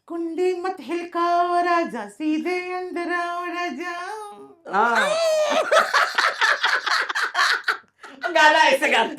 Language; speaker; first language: Hindi; non-native, local second language; Assamese